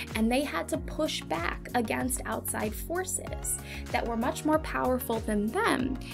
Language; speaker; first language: English; native; English